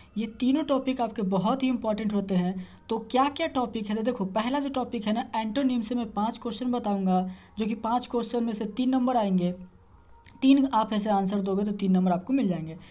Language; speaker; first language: Hindi; native; Hindi